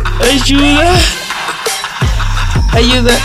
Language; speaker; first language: Spanish; native; Spanish